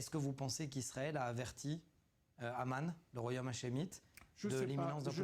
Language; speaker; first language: French; native; French